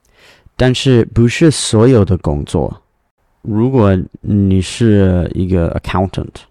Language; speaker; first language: Chinese; non-native, learner; English